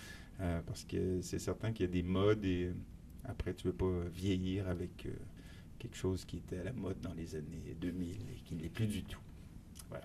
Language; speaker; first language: French; native; French